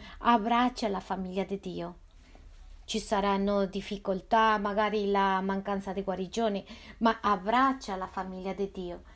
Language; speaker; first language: Italian; non-native, fluent; Spanish